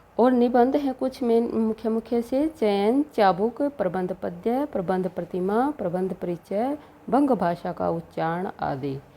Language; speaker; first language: Hindi; native; Hindi